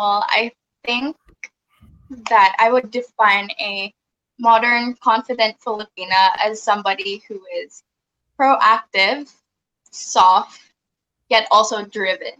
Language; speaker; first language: English; non-native, local second language; Filipino